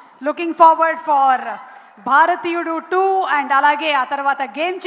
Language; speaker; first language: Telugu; native; Telugu